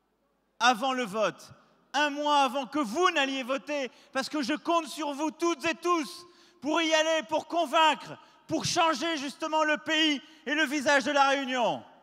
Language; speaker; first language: French; native; French